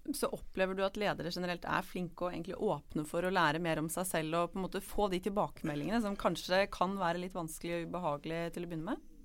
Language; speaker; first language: Norwegian; native; Norwegian